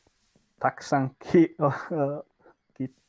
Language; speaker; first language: Japanese; non-native, learner; English